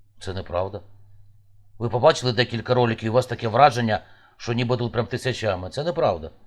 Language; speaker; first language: Ukrainian; native; Ukrainian